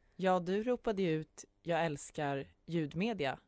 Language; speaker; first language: Swedish; native; Swedish